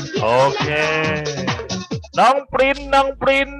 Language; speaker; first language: Thai; native; Thai